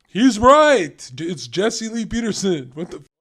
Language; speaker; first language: English; native; English